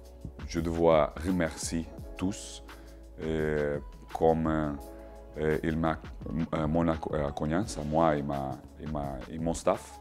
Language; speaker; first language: French; non-native, learner; Portuguese